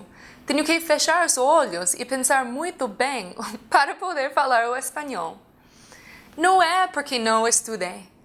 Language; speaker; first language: Portuguese; non-native, fluent; English